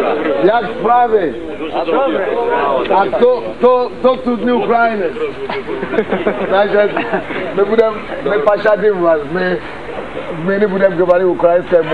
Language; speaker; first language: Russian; non-native, fluent; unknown